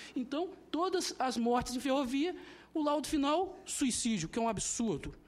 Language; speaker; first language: Portuguese; native; Portuguese